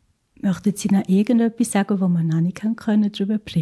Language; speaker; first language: German; native; German